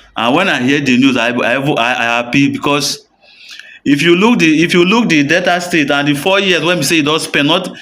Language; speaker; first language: Nigerian Pidgin; native; Nigerian Pidgin